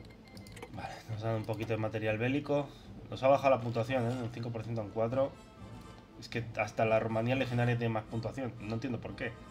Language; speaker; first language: Spanish; native; Spanish